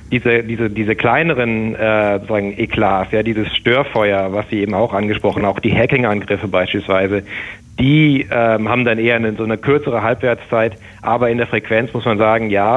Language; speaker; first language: German; native; German